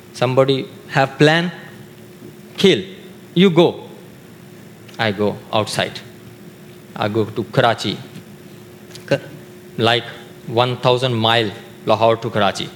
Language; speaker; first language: English; non-native, learner; Urdu